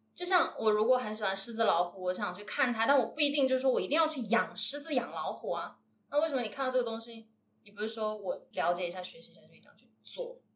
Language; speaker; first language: Chinese; native; Chinese